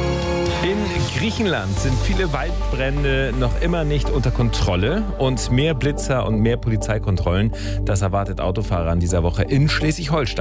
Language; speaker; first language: German; native; German